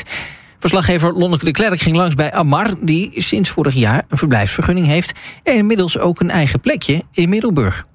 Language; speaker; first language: Dutch; native; Dutch